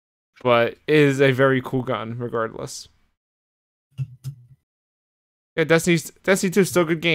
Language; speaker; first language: English; native; English